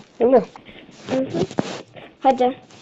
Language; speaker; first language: Turkish; native; Turkish